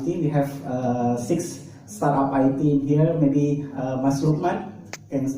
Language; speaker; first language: English; non-native, learner; Indonesian